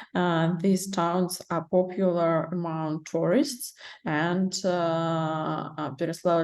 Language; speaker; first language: English; non-native, learner; Russian